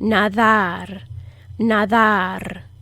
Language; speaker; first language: Spanish; non-native, fluent; English